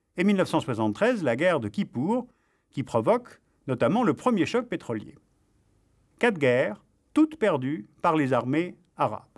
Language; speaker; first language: French; native; French